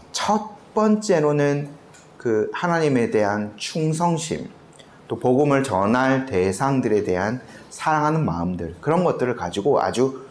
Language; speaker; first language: Korean; native; Korean